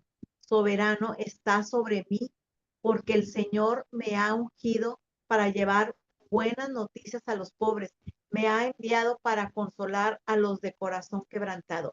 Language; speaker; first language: Spanish; native; Spanish